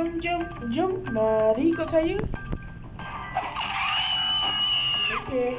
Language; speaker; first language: English; non-native, learner; Malay